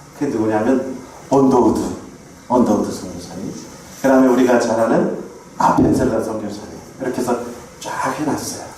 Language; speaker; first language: Korean; native; Korean